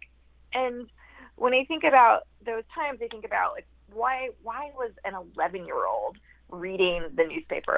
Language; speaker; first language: English; native; English